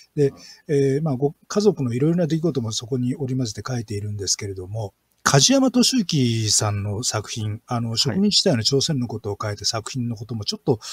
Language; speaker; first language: Japanese; native; Japanese